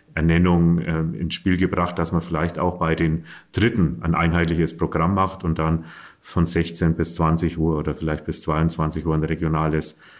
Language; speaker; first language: German; native; German